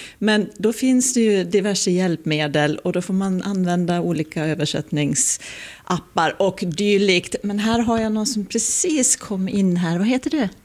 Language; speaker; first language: Swedish; native; Swedish